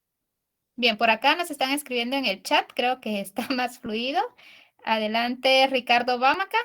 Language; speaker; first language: Spanish; native; Spanish